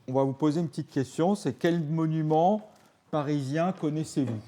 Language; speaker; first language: French; native; French